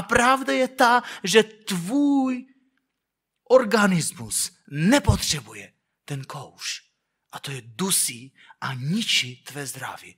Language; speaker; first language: Czech; non-native, fluent; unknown